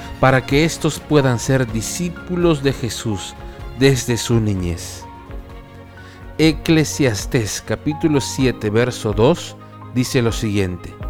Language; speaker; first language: Spanish; native; Spanish